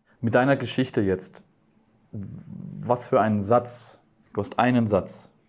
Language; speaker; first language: German; native; German